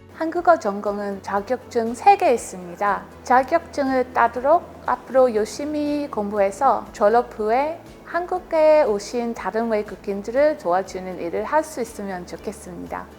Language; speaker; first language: Korean; non-native, fluent; English